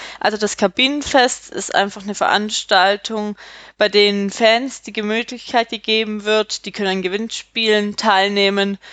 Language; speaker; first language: German; native; German